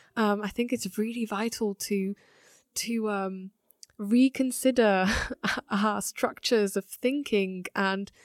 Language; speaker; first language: English; non-native, fluent; Slovak